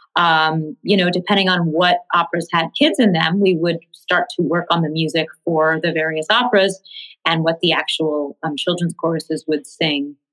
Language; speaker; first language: English; native; English